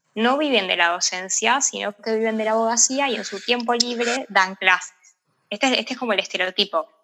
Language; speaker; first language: Spanish; native; Spanish